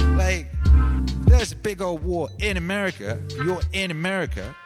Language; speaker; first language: English; native; English